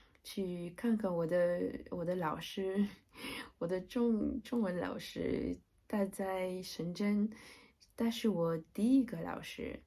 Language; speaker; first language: Chinese; non-native, learner; French